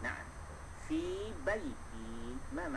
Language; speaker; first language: Arabic; non-native, fluent; Malay